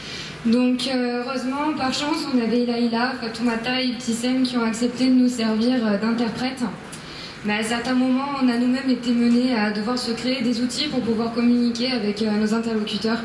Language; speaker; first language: French; native; French